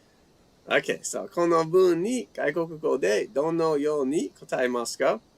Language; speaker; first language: Japanese; non-native, fluent; English